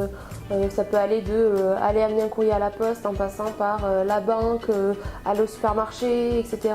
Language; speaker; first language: French; native; French